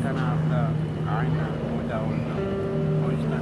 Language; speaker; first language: Turkish; non-native, learner; Turkmen